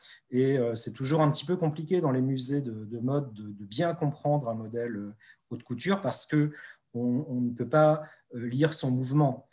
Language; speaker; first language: French; native; French